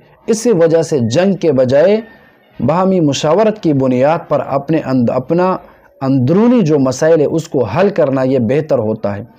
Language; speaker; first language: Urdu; non-native, local second language; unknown